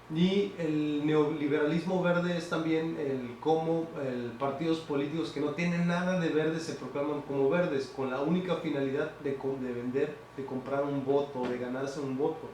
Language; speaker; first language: Spanish; native; Spanish